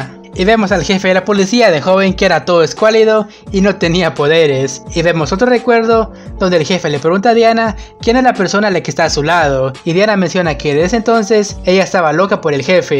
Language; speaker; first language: Spanish; native; Spanish